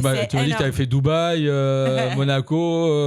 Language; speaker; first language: French; native; French